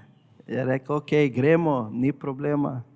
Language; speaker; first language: Slovenian; non-native, fluent; Portuguese